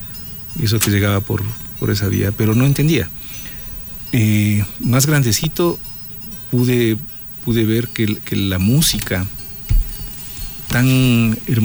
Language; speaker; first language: Spanish; native; Spanish